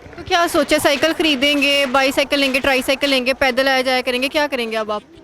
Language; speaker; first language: Urdu; native; Urdu